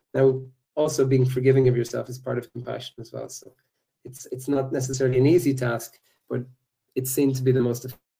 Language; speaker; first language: English; native; English